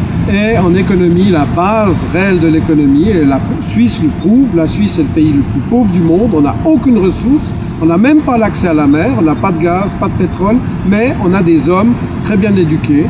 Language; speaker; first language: French; native; French